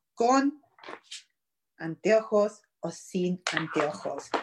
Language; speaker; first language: Spanish; native; Spanish